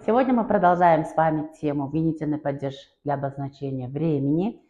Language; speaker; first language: Russian; non-native, local second language; Kara-Kalpak